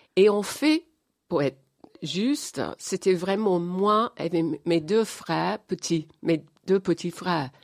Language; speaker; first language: French; non-native, fluent; English